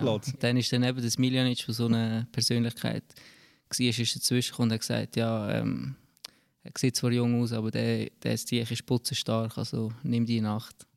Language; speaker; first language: German; native; German